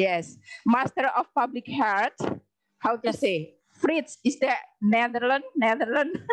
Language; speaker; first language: English; non-native, learner; Indonesian